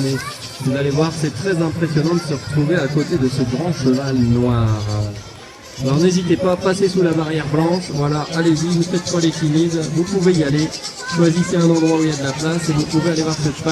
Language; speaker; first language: French; native; French